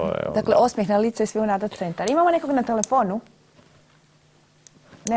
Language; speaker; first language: Croatian; native; Croatian